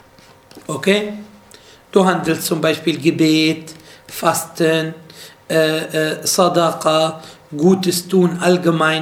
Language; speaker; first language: German; non-native, fluent; Arabic